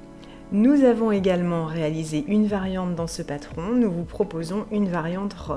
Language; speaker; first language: French; native; French